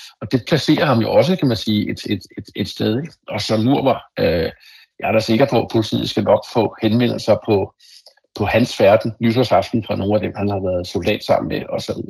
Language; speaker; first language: Danish; native; Danish